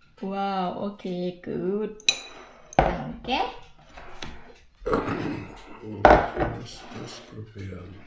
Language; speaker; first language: German; non-native, learner; Thai